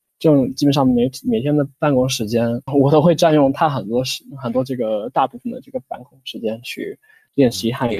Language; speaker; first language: Chinese; non-native, fluent; English